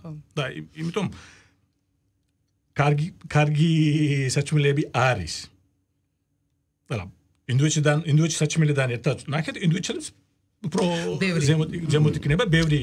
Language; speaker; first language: Georgian; non-native, learner; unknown